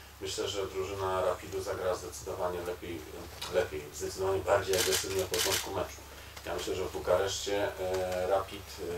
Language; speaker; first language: Polish; native; Polish